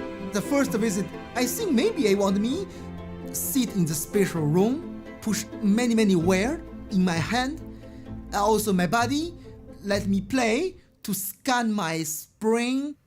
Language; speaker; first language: English; non-native, learner; Chinese